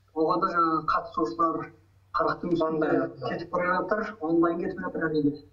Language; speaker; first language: Kazakh; early bilingual, heritage; Kazakh